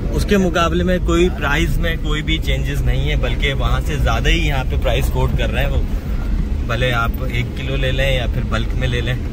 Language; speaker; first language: Hindi; native; Hindi